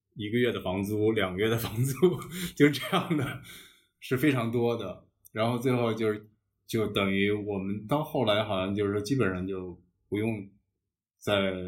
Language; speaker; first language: Chinese; native; Chinese